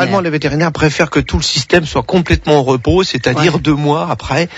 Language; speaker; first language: French; native; French